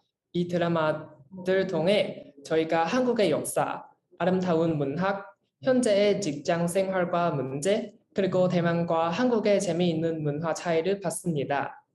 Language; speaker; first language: Korean; non-native, learner; Chinese